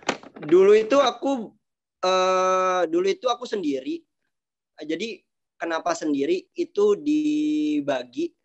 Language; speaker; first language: Indonesian; native; Indonesian